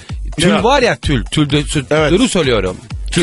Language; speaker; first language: Turkish; non-native, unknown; Italian